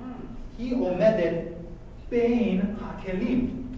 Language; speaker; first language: Hebrew; non-native, fluent; English